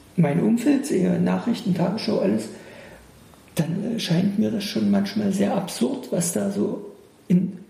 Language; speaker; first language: German; native; German